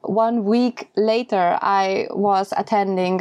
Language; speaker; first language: English; non-native, fluent; German